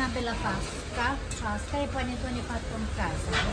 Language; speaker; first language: Italian; non-native, learner; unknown